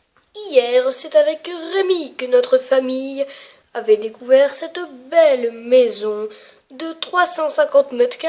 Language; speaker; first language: French; native; French